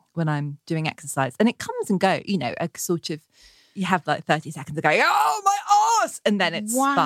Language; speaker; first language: English; native; English